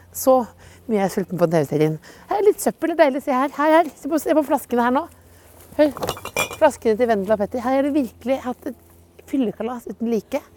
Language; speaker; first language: Norwegian; native; Norwegian